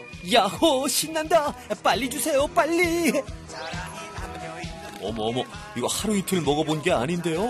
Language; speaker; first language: Korean; native; Korean